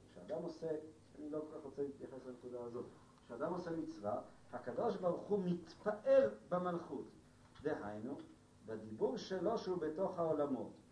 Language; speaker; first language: Hebrew; non-native, fluent; Spanish